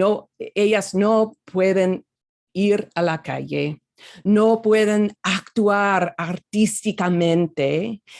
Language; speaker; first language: Spanish; non-native, fluent; English